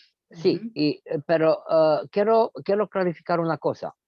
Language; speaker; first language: Spanish; non-native, fluent; Romanian